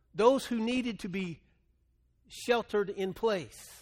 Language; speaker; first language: English; native; English